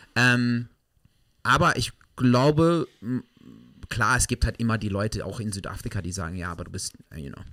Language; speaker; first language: German; non-native, fluent; English